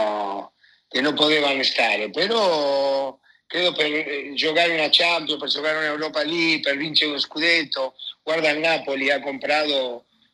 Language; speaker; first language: Italian; non-native, fluent; Spanish